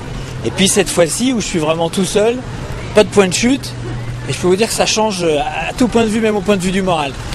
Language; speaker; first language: French; native; French